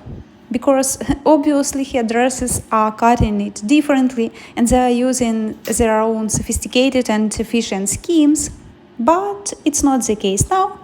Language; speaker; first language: English; non-native, fluent; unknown